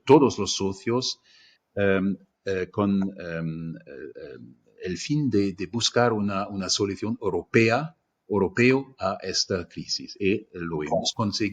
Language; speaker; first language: Spanish; non-native, fluent; German